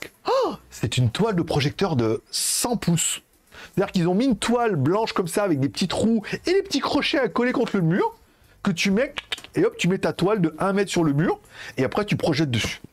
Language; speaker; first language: French; native; French